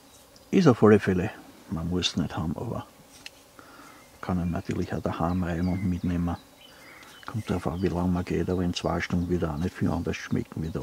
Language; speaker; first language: German; native; German